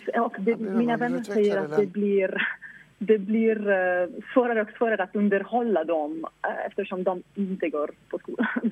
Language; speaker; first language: Swedish; non-native, fluent; Italian